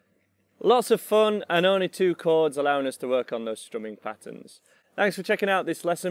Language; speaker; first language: English; native; English